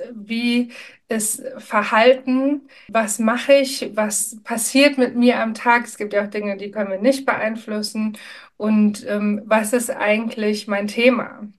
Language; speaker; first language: German; native; German